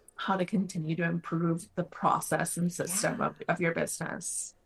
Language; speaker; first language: English; non-native, fluent; Spanish